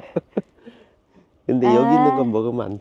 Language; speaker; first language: Korean; native; Korean